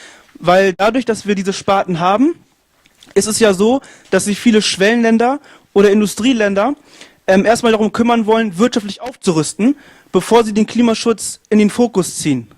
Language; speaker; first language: German; native; German